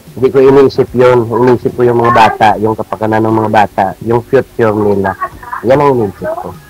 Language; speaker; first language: Filipino; non-native, local second language; Hiligaynon